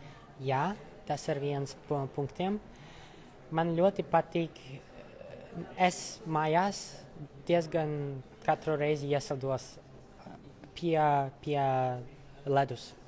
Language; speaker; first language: Latvian; non-native, local second language; Russian